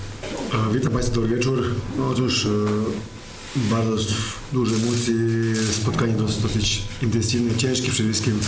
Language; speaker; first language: Polish; non-native, fluent; Serbian